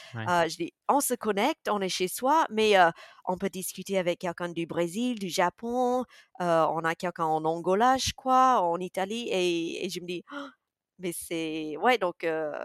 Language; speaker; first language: French; non-native, fluent; English